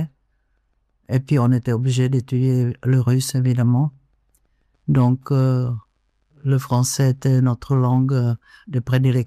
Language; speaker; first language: French; non-native, fluent; Czech